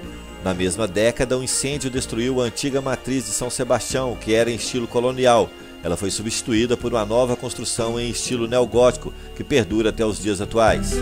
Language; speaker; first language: Portuguese; native; Portuguese